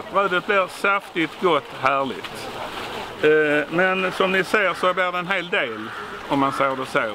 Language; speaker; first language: Swedish; native; Swedish